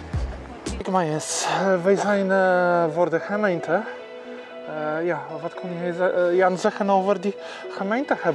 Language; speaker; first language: Dutch; non-native, learner; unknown